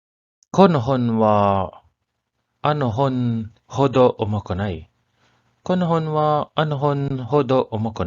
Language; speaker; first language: Japanese; non-native, learner; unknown